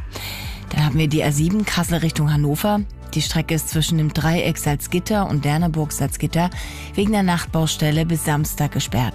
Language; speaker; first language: German; native; German